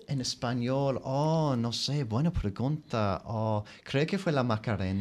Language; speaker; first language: Spanish; non-native, fluent; English